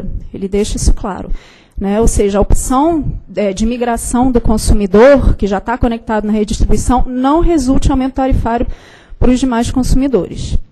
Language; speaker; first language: Portuguese; native; Portuguese